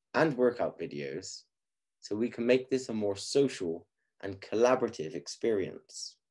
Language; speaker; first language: English; native; English